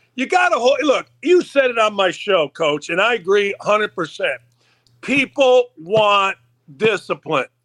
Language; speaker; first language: English; native; English